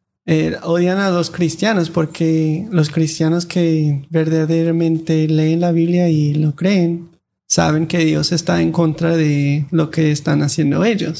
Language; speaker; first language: Spanish; non-native, fluent; English